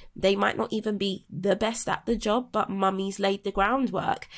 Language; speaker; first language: English; native; English